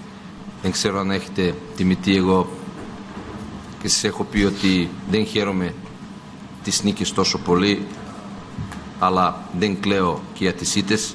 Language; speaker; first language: Greek; non-native, fluent; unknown